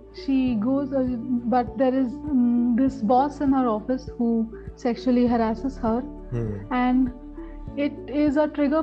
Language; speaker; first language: English; non-native, local second language; Marathi